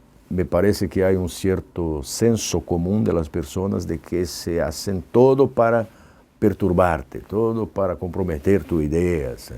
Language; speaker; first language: Spanish; non-native, fluent; Portuguese